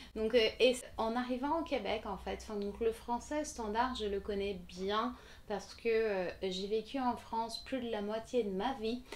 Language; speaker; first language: French; non-native, fluent; Portuguese